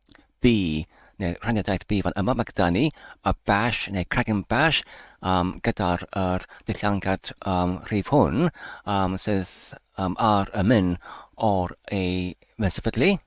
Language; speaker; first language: Welsh; non-native, learner; English